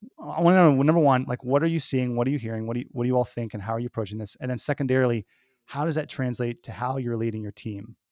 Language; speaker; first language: English; native; English